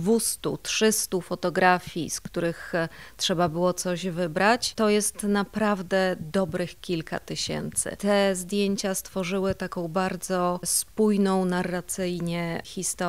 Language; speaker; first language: Polish; native; Polish